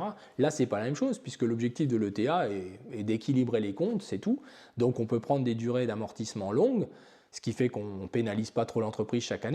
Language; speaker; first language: French; native; French